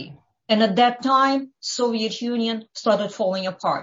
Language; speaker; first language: English; non-native, fluent; Ukrainian